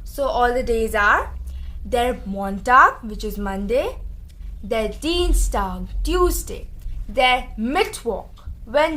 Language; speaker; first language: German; non-native, learner; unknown